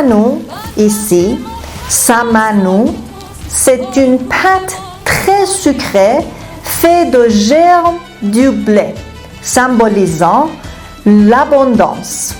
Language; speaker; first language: French; non-native, fluent; Persian